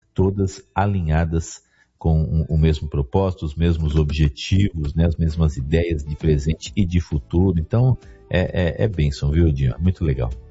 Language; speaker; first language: Portuguese; native; Portuguese